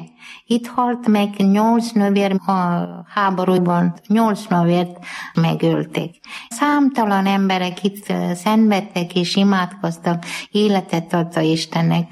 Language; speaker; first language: Hungarian; non-native, learner; Malayalam